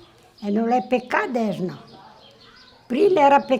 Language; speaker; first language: Italian; early bilingual, heritage; Italian